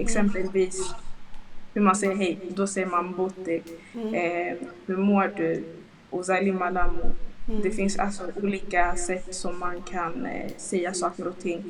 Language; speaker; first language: Swedish; early bilingual, other home language; Lingala